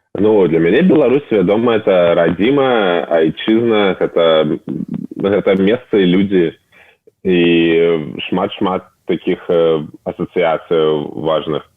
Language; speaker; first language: Belarusian; non-native, local second language; Russian